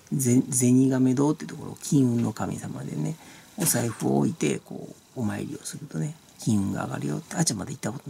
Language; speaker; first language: Japanese; native; Japanese